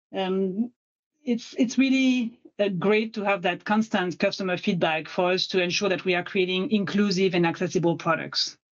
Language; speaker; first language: English; non-native, fluent; French